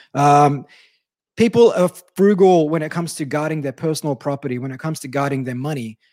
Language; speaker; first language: English; native; English